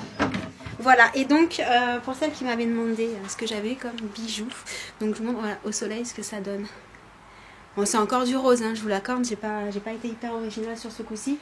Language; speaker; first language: French; native; French